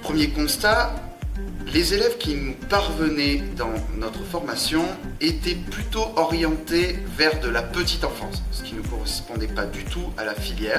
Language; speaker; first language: French; native; French